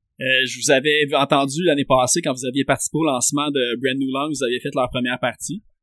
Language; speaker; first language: French; native; French